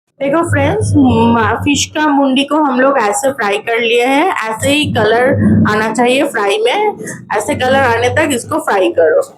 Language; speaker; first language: Hindi; non-native, local second language; Bangla